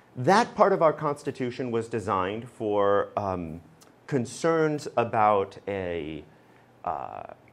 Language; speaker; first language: English; native; English